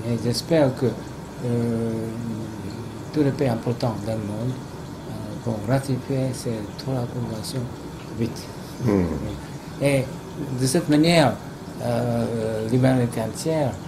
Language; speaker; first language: French; non-native, fluent; Japanese